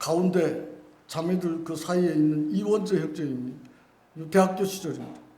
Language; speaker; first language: Korean; native; Korean